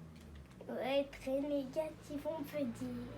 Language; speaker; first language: French; non-native, learner; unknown